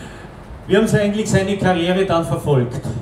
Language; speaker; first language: German; native; German